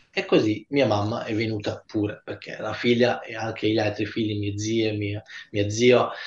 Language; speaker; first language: Italian; early bilingual, heritage; Italian